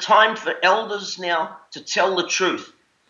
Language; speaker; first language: English; native; English